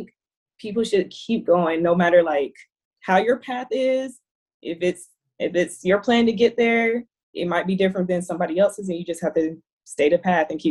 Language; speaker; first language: English; native; English